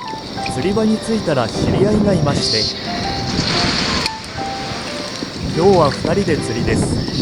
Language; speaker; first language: Japanese; native; Japanese